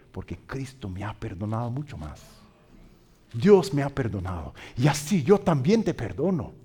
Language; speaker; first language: Spanish; non-native, fluent; English